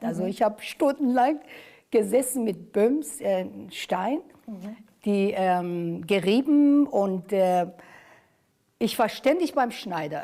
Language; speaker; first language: German; non-native, fluent; Persian